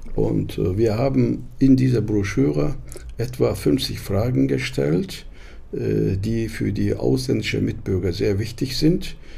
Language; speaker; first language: German; non-native, fluent; Turkish